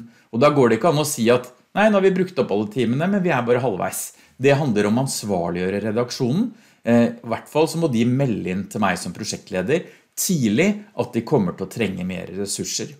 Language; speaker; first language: Norwegian; native; Norwegian